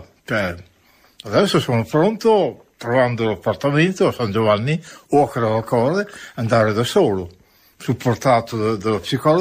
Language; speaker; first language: Italian; native; Italian